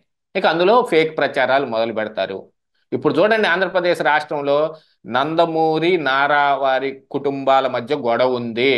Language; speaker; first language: Telugu; native; Telugu